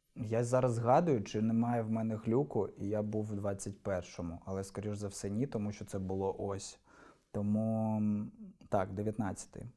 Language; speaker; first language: Ukrainian; non-native, local second language; Russian